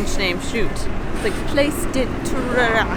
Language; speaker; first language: English; native; English